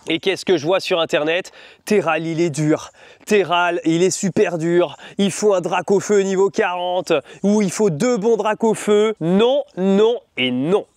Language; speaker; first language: French; native; French